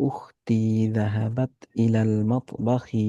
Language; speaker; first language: Arabic; non-native, fluent; Bangla